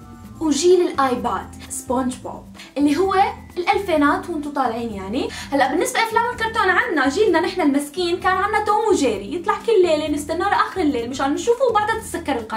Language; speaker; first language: Arabic; native; Arabic